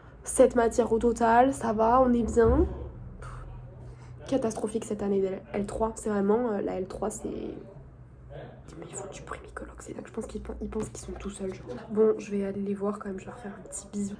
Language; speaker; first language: French; native; French